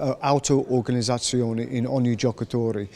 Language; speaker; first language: Italian; non-native, learner; English